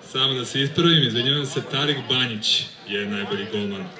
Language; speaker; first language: Croatian; native; Croatian